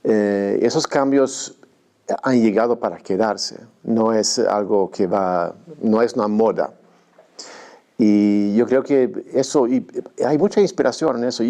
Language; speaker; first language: Spanish; non-native, fluent; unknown